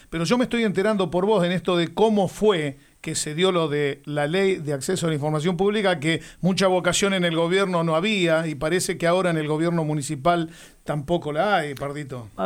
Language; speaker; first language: Spanish; native; Spanish